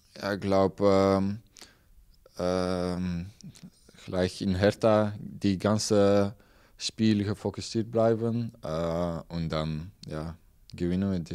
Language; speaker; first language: German; non-native, learner; Dutch